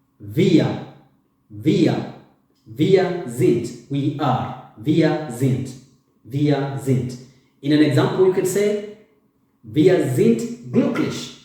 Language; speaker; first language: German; non-native, fluent; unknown